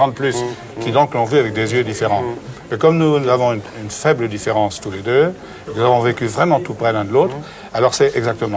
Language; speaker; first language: French; native; French